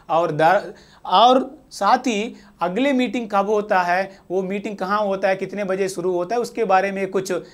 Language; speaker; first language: Hindi; non-native, local second language; Telugu